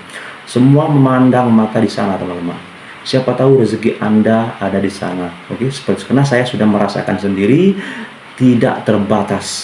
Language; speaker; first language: Indonesian; native; Indonesian